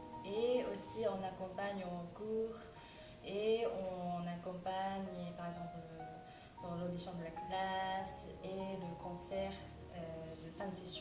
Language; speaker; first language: French; non-native, fluent; Japanese